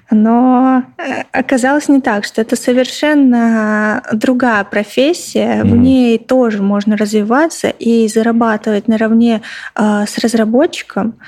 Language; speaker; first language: Russian; native; Russian